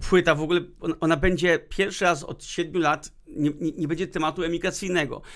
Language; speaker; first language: Polish; early bilingual, heritage; Polish